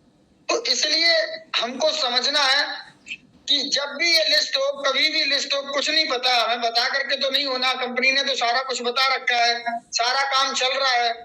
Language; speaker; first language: Hindi; native; Hindi